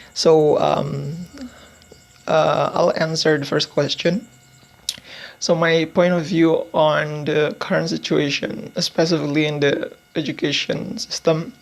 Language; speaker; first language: English; non-native, fluent; Indonesian